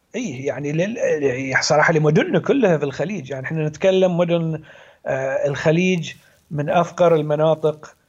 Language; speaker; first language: Arabic; native; Arabic